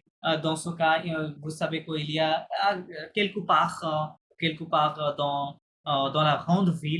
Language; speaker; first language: French; non-native, fluent; Bangla